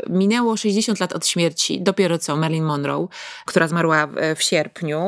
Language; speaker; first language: Polish; native; Polish